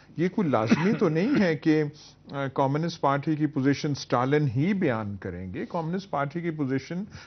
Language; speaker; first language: Urdu; non-native, local second language; Punjabi